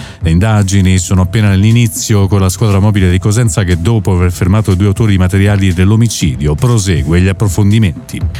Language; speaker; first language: Italian; native; Italian